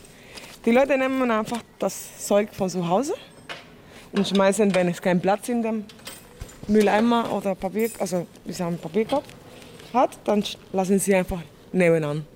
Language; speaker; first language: German; non-native, fluent; Spanish